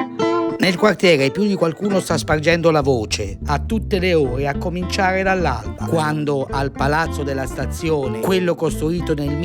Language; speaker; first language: Italian; native; Italian